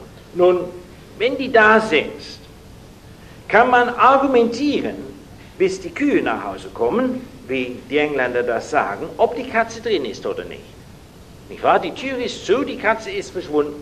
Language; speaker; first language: German; non-native, fluent; English